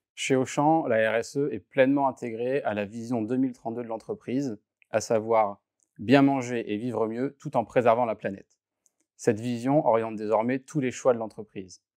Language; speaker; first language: French; native; French